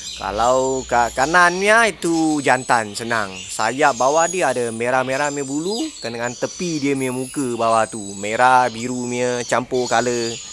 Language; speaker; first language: Malay; non-native, local second language; Chinese